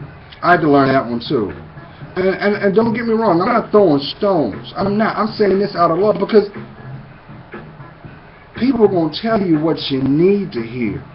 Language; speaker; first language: English; native; English